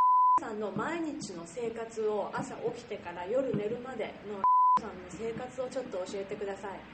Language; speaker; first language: Japanese; native; Japanese